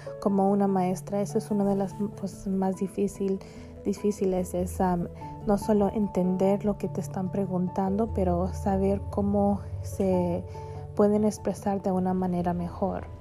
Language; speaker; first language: Spanish; early bilingual, heritage; Spanish